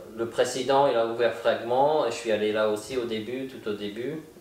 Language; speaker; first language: French; non-native, fluent; English